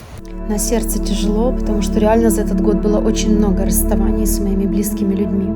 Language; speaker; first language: Russian; native; Russian